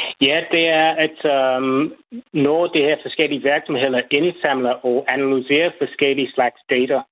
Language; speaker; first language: Danish; non-native, fluent; English